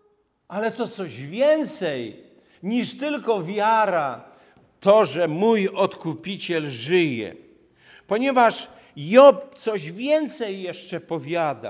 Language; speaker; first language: Polish; native; Polish